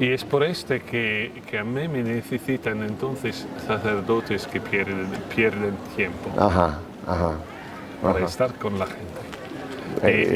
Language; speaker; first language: Spanish; non-native, fluent; French